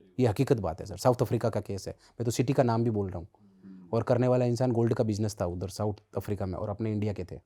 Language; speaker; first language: Hindi; native; Hindi